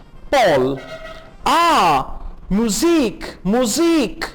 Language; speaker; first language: German; non-native, fluent; Urdu